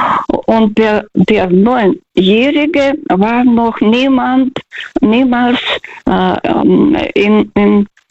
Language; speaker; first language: German; non-native, fluent; Russian